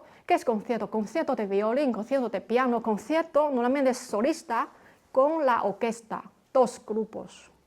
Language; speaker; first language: Spanish; non-native, fluent; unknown